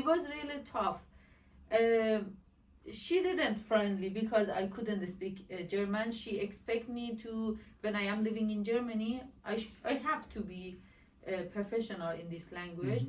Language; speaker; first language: English; non-native, learner; Persian